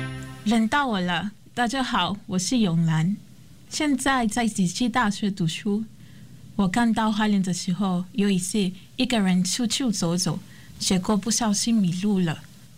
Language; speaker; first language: Chinese; non-native, learner; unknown